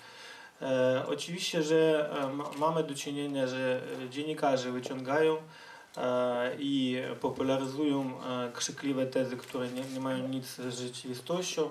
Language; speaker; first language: Polish; non-native, fluent; Ukrainian